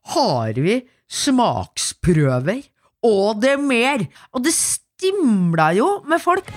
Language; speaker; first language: Norwegian; native; Norwegian